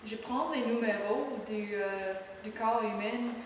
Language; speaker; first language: French; non-native, learner; English